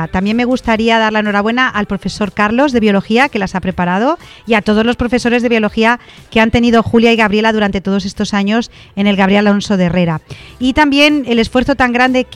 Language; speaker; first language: Spanish; native; Spanish